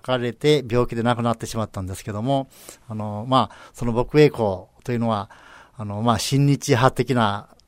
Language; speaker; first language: Japanese; native; Japanese